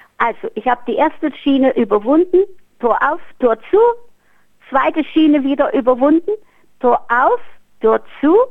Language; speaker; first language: German; native; German